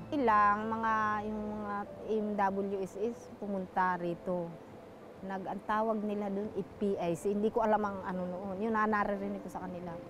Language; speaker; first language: Filipino; native; Filipino